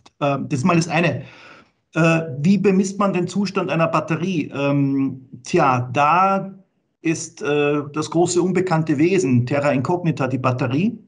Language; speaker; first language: German; native; German